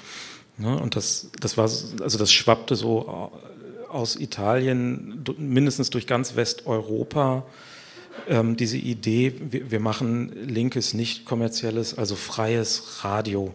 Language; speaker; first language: German; native; German